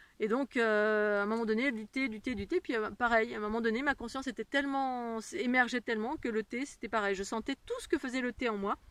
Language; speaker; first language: French; native; French